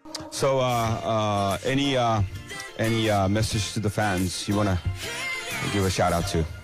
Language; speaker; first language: English; non-native, fluent; Japanese